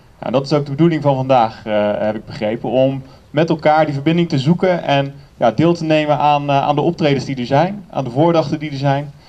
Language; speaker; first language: Dutch; native; Dutch